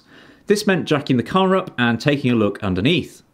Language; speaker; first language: English; native; English